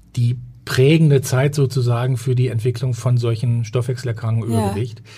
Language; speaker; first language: German; native; German